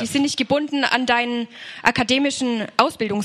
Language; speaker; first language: German; native; German